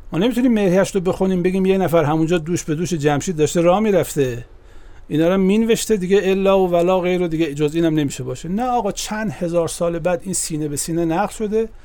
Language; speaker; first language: Persian; native; Persian